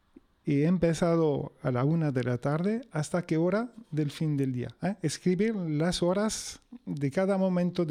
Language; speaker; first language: Spanish; non-native, fluent; French